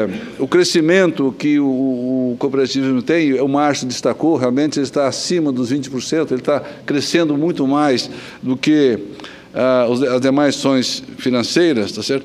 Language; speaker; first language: Portuguese; native; Portuguese